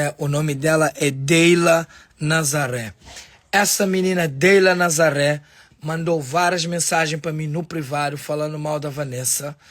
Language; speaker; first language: Portuguese; non-native, local second language; Kabuverdianu